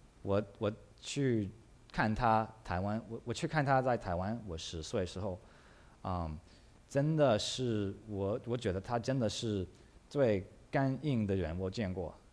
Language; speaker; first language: Chinese; early bilingual, heritage; English